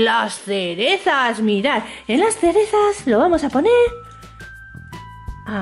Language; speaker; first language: Spanish; native; Spanish